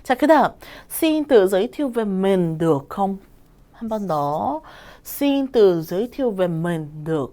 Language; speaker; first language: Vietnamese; non-native, fluent; Korean